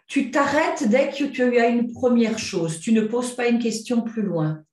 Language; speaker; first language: French; native; French